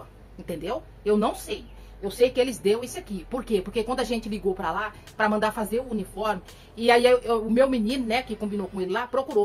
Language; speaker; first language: Portuguese; native; Portuguese